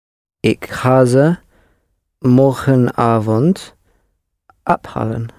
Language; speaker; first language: Dutch; non-native, learner; English